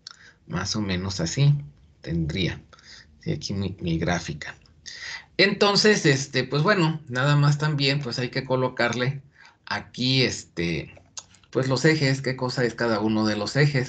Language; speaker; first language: Spanish; native; Spanish